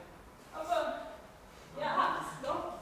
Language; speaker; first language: German; non-native, learner; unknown